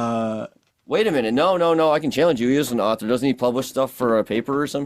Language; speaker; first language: English; native; English